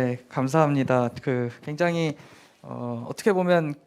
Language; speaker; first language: Korean; native; Korean